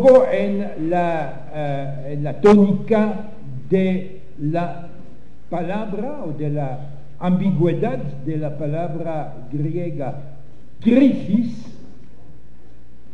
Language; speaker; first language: Spanish; non-native, fluent; French